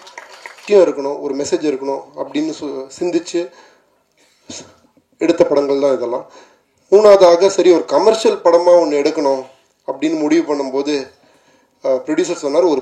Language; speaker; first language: Tamil; native; Tamil